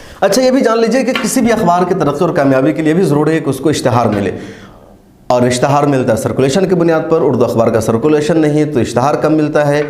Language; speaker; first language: Urdu; native; Urdu